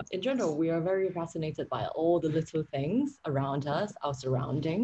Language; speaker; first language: English; non-native, local second language; Cantonese